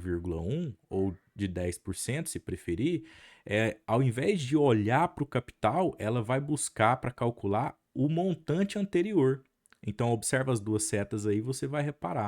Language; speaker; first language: Portuguese; native; Portuguese